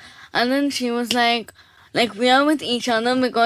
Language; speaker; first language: English; non-native, local second language; Bangla